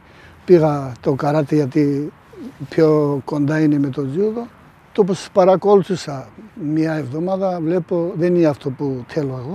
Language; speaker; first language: Greek; early bilingual, heritage; Greek